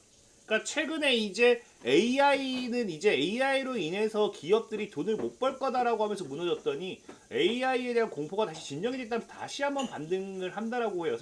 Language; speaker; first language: Korean; native; Korean